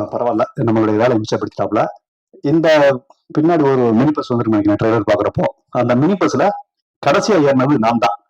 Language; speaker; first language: Tamil; native; Tamil